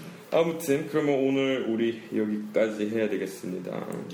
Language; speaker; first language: Korean; non-native, fluent; English